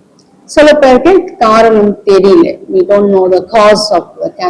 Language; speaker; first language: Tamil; non-native, local second language; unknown